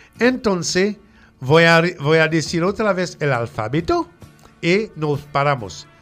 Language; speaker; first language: Spanish; non-native, fluent; French